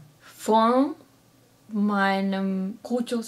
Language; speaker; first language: German; non-native, learner; Japanese